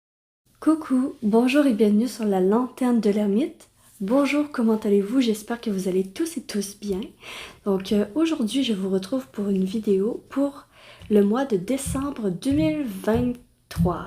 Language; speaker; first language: French; native; French